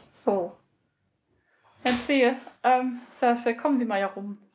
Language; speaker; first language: German; native; German